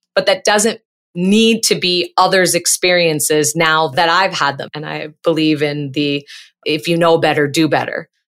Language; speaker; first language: English; native; English